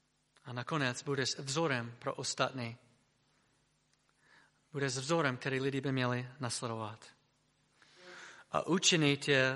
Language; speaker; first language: Czech; non-native, fluent; English